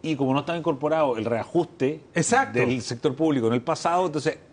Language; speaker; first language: Spanish; native; Spanish